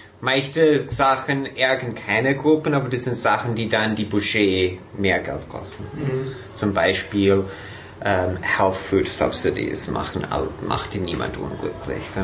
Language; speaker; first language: German; non-native, fluent; English